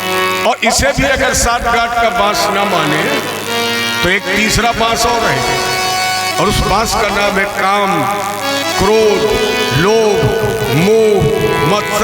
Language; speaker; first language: Hindi; native; Hindi